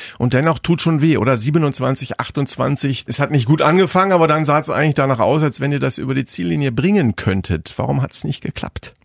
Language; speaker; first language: German; native; German